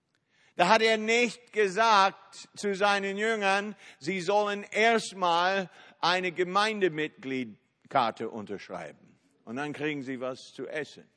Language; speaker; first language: German; non-native, fluent; English